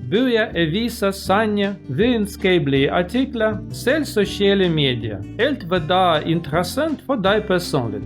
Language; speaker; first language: Danish; non-native, learner; Russian